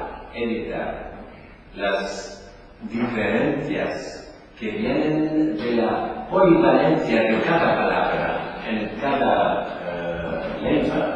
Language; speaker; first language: Spanish; non-native, learner; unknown